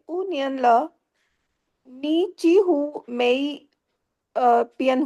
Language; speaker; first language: Chinese; non-native, learner; Hindi